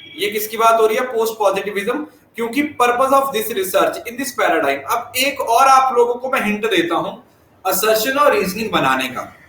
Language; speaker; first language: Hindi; non-native, local second language; Punjabi